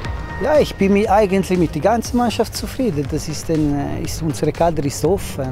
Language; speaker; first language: German; non-native, local second language; Italian